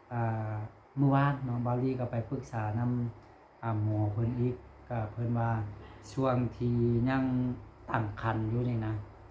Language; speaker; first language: Lao; non-native, local second language; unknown